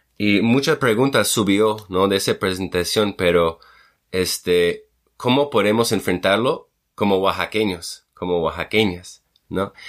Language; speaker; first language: Spanish; non-native, fluent; English